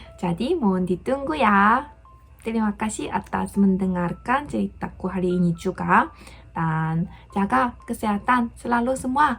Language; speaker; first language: Indonesian; non-native, fluent; Korean